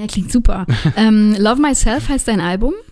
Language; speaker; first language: German; native; German